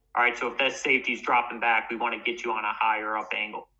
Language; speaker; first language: English; native; English